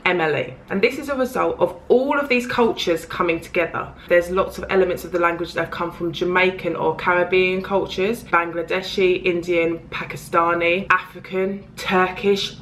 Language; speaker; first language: English; native; English